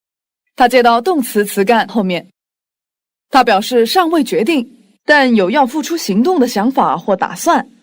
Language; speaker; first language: Chinese; non-native, fluent; Korean